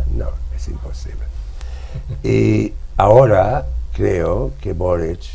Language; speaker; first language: Spanish; non-native, fluent; English